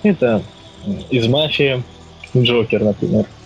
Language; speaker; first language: Russian; native; Russian